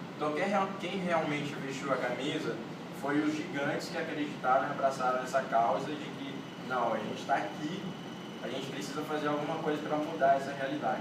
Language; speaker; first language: Portuguese; non-native, local second language; Kabuverdianu